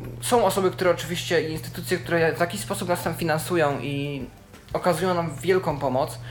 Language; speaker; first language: Polish; native; Polish